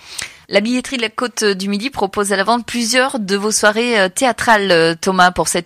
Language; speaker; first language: French; native; French